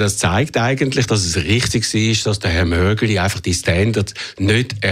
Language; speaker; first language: German; native; German